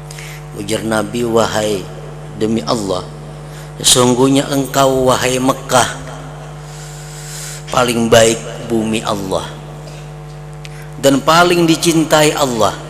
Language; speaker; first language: Indonesian; non-native, local second language; Banjar